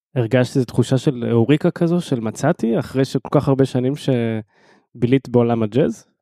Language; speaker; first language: Hebrew; native; Hebrew